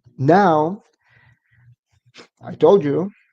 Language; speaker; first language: English; non-native, learner; Spanish